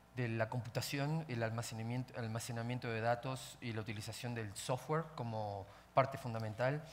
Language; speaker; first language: Spanish; native; Spanish